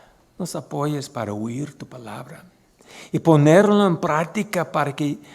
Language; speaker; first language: Spanish; non-native, fluent; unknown